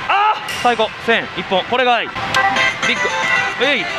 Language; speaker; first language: Japanese; native; Japanese